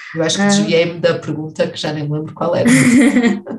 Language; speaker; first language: Portuguese; native; Portuguese